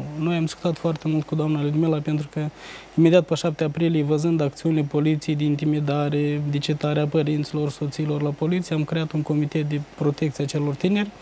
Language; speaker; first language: Romanian; native; Romanian